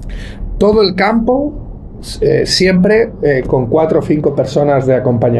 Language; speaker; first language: Spanish; native; Spanish